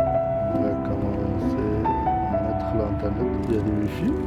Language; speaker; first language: French; non-native, fluent; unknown